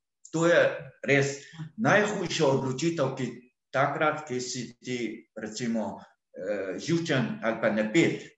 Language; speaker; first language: Slovenian; non-native, fluent; Arabic